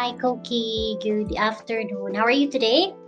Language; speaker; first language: English; non-native, local second language; Filipino